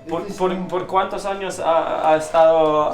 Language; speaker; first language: Spanish; non-native, learner; English